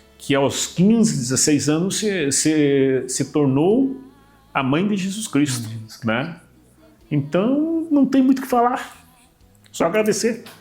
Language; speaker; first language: Portuguese; native; Portuguese